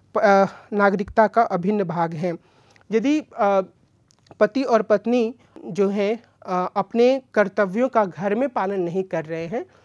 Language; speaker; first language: Hindi; native; Hindi